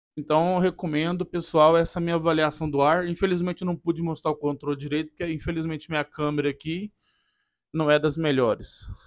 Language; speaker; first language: Portuguese; native; Portuguese